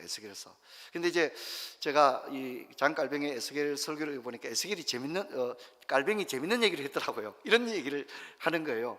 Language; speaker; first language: Korean; native; Korean